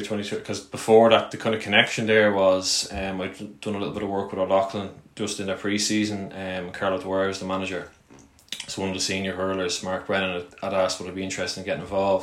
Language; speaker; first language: English; native; English